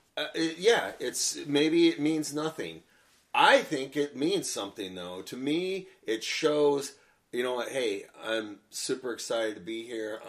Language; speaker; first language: English; native; English